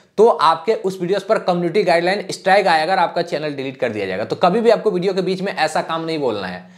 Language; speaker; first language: Hindi; native; Hindi